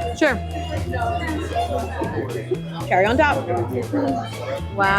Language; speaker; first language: English; native; English